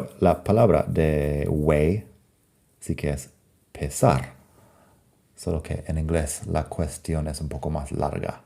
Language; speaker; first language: Spanish; non-native, fluent; English